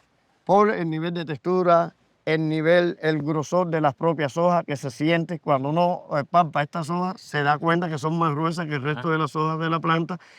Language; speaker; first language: Spanish; native; Spanish